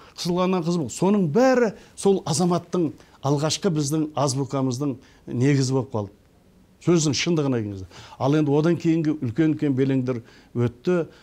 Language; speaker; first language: Kazakh; early bilingual, heritage; Kazakh